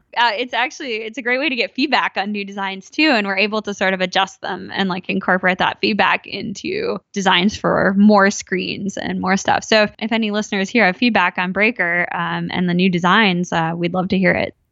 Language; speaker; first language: English; native; English